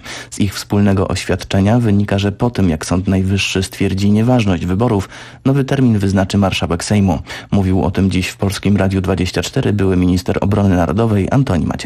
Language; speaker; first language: Polish; native; Polish